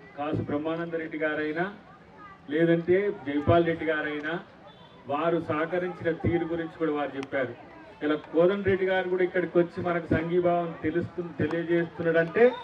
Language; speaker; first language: Telugu; native; Telugu